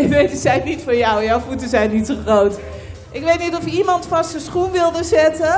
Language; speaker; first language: Dutch; native; Dutch